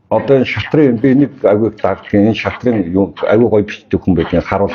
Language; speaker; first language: Mongolian; native; Mongolian